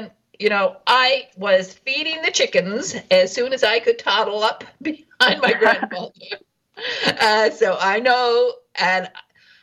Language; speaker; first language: English; native; English